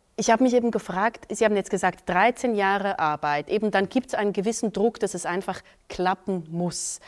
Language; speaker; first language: German; native; German